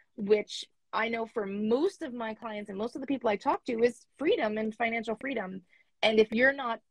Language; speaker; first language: English; native; English